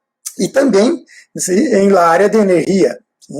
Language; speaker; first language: Spanish; non-native, fluent; Portuguese